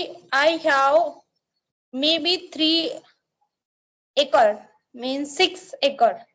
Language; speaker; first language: English; non-native, learner; Marathi